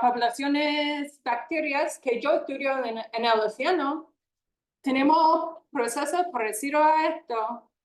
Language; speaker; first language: Spanish; non-native, fluent; English